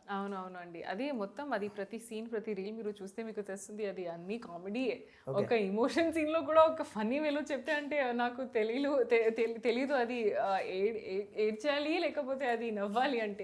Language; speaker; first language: Telugu; non-native, local second language; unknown